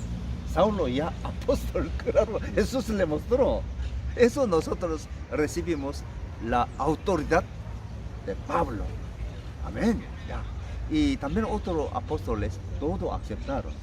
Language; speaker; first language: Spanish; non-native, learner; Korean